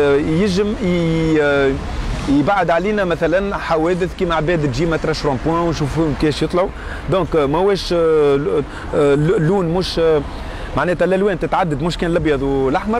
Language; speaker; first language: Arabic; native; Arabic